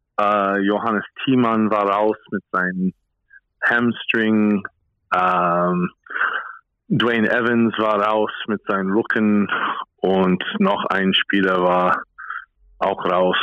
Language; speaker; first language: German; non-native, fluent; English